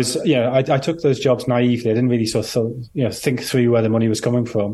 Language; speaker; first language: English; native; English